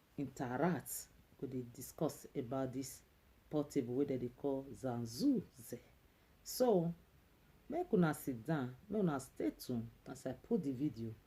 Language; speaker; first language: Nigerian Pidgin; native; Nigerian Pidgin